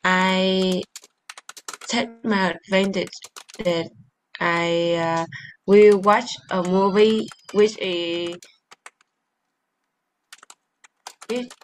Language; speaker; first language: English; non-native, learner; Vietnamese